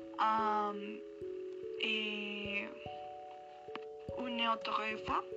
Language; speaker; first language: French; non-native, learner; Spanish